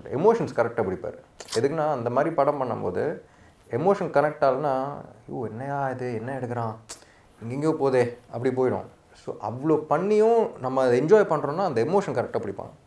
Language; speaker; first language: Tamil; non-native, local second language; Telugu